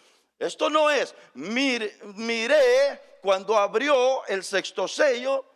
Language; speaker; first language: Spanish; native; Spanish